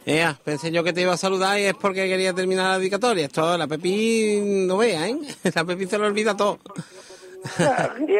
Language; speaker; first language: Spanish; native; Spanish